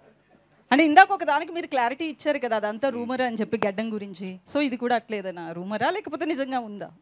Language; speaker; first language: Telugu; native; Telugu